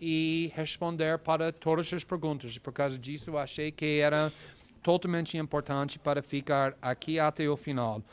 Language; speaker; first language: Portuguese; non-native, fluent; English